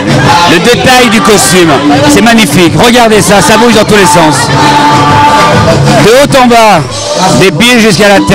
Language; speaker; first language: French; native; French